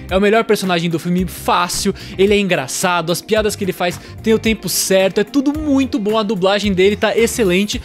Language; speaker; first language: Portuguese; native; Portuguese